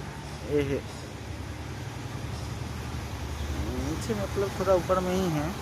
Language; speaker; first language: Hindi; non-native, local second language; Bangla